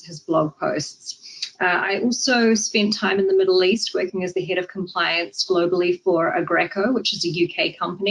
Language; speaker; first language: English; native; English